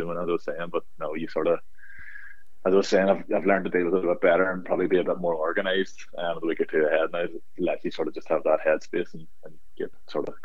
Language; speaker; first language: English; native; English